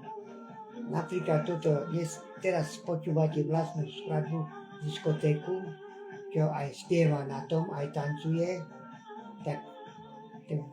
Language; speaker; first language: Slovak; non-native, local second language; Hungarian